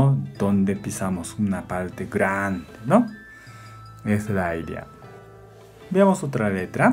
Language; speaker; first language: Spanish; non-native, fluent; Japanese